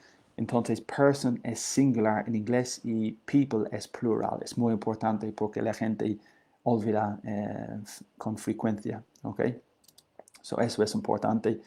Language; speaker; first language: Spanish; non-native, learner; English